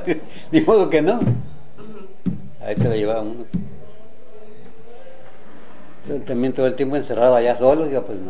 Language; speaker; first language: Spanish; native; Spanish